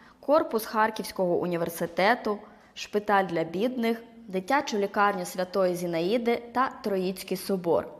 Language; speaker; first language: Ukrainian; native; Ukrainian